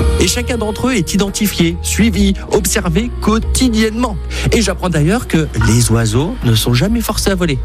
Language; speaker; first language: French; native; French